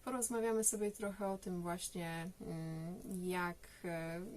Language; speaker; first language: Polish; native; Polish